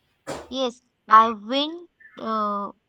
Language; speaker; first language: English; non-native, learner; Bangla